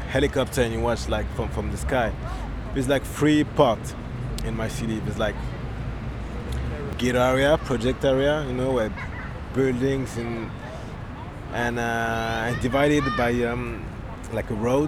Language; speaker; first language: English; non-native, fluent; French